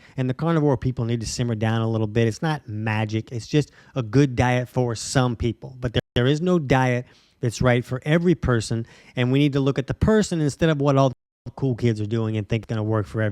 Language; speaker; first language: English; native; English